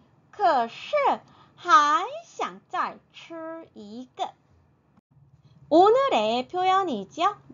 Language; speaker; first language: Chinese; non-native, fluent; Korean